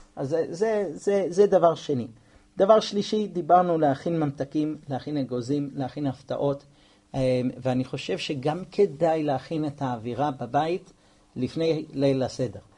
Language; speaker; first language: Hebrew; non-native, fluent; English